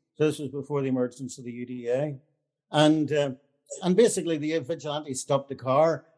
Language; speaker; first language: English; native; English